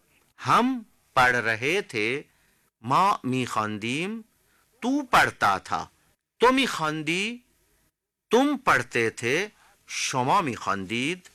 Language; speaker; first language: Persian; non-native, fluent; Urdu